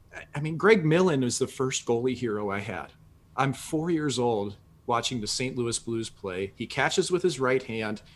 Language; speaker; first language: English; native; English